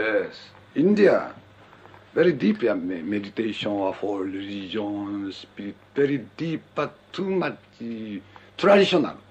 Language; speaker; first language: English; non-native, learner; Japanese